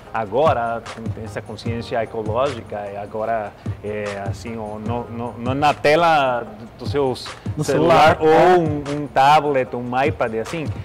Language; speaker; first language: Portuguese; non-native, learner; Spanish